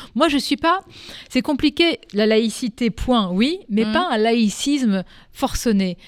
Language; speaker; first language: French; non-native, local second language; Arabic